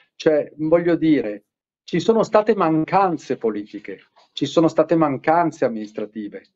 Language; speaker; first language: Italian; native; Italian